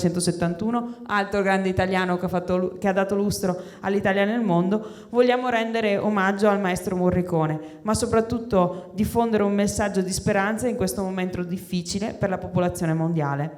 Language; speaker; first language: Italian; native; Italian